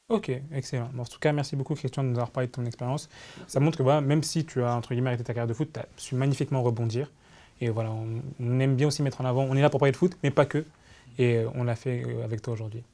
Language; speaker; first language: French; native; French